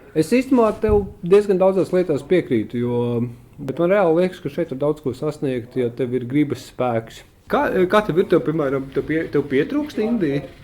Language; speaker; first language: Latvian; native; Latvian